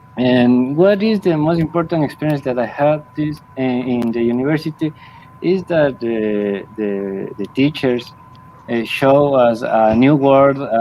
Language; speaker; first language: English; non-native, learner; Spanish